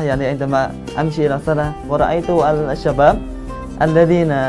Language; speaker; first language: Arabic; non-native, fluent; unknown